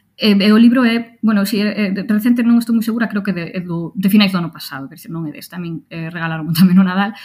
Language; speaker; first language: Galician; non-native, local second language; Spanish